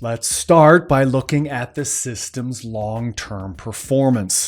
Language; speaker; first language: English; native; English